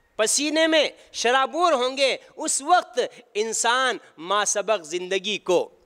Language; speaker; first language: Urdu; native; Urdu